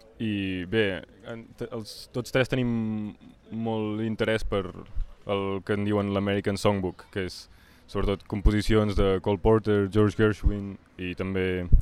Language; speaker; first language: Catalan; native; Catalan